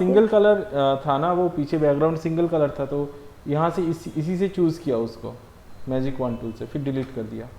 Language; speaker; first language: Hindi; non-native, local second language; Bangla